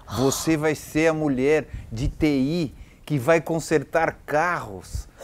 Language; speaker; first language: Portuguese; native; Portuguese